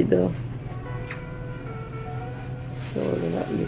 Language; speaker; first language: French; native; French